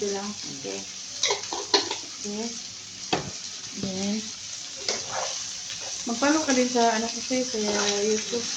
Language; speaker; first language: Filipino; non-native, local second language; Cebuano